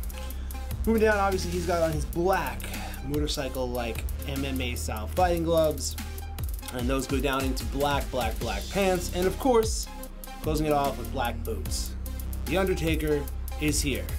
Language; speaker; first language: English; native; English